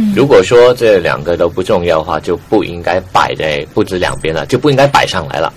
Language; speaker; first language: Chinese; native; Chinese